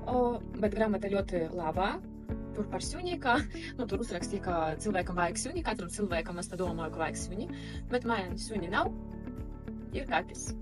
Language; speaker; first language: Latvian; early bilingual, heritage; Russian